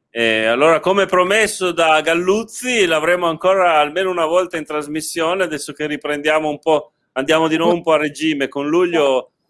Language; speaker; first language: Italian; native; Italian